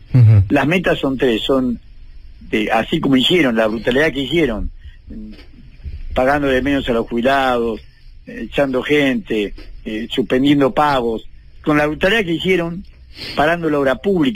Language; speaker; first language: Spanish; native; Spanish